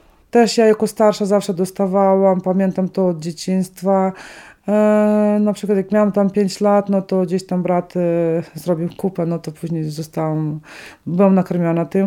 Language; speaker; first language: Polish; non-native, fluent; Ukrainian